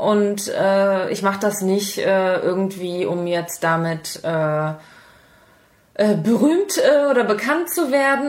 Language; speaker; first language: German; native; German